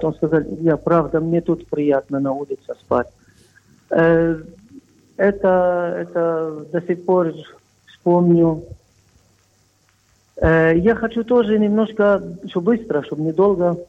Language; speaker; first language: Russian; non-native, fluent; Arabic